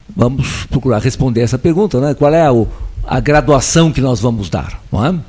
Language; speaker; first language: Portuguese; early bilingual, other home language; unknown